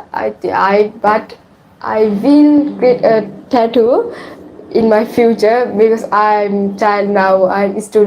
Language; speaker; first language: English; non-native, learner; Sinhala